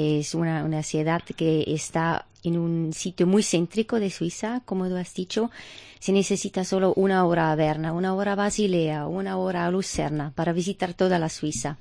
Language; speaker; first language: Spanish; non-native, fluent; German